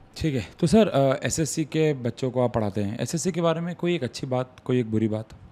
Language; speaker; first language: Hindi; native; Hindi